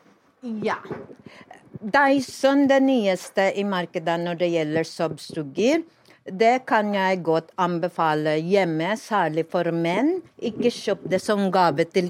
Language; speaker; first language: Norwegian; non-native, fluent; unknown